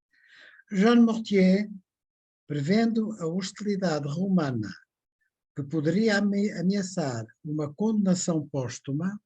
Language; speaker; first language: Portuguese; native; Portuguese